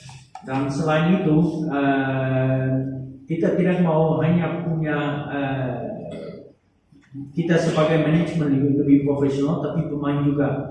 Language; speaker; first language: Indonesian; non-native, fluent; Dutch